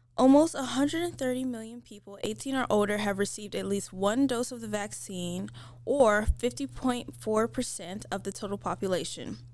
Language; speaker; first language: English; native; English